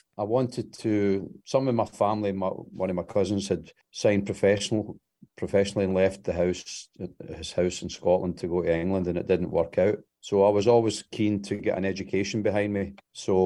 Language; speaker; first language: English; native; English